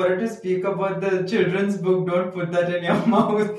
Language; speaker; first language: English; non-native, local second language; Tamil